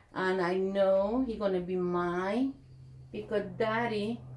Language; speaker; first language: English; non-native, learner; Spanish